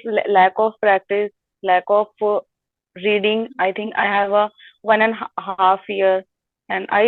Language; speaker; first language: English; non-native, learner; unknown